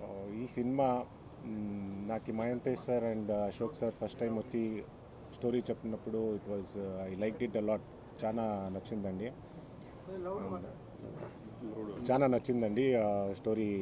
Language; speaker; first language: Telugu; non-native, local second language; Kannada